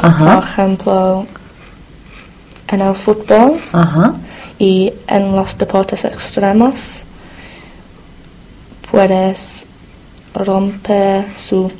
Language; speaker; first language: Spanish; non-native, learner; English